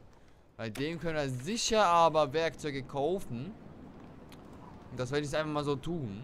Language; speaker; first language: German; native; German